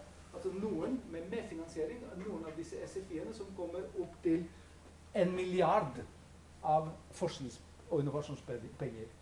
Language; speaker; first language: Norwegian; non-native, fluent; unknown